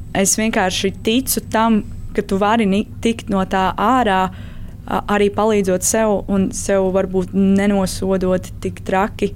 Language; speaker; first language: Latvian; native; Latvian